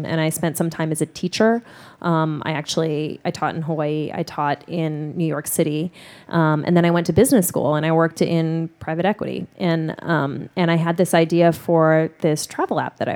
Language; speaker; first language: English; native; English